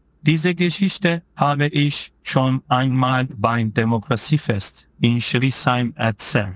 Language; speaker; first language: German; non-native, fluent; Turkish